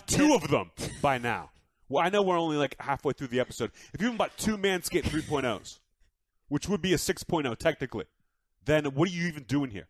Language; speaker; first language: English; native; English